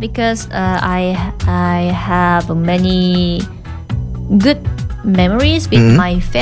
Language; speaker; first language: English; non-native, learner; Korean